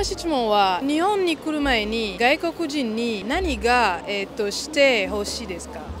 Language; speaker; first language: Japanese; non-native, learner; English